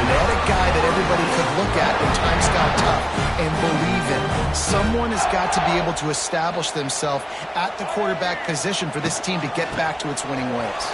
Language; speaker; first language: English; native; English